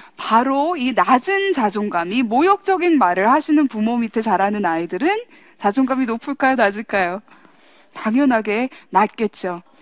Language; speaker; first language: Korean; early bilingual, heritage; English